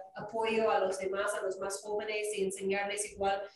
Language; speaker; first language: Spanish; non-native, fluent; English